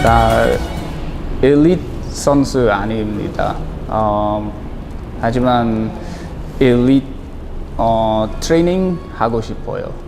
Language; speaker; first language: Korean; non-native, learner; English